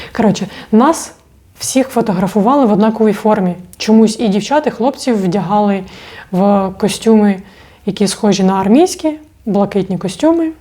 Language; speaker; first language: Ukrainian; non-native, local second language; Russian